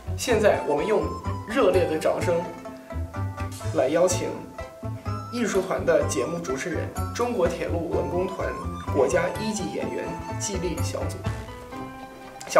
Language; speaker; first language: Chinese; native; Chinese